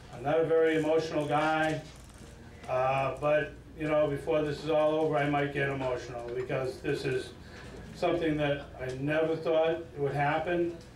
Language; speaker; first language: English; native; English